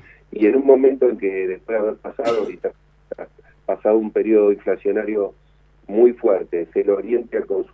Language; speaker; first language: Spanish; native; Spanish